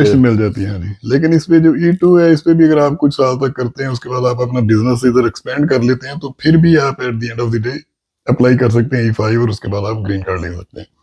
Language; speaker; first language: Urdu; non-native, local second language; Punjabi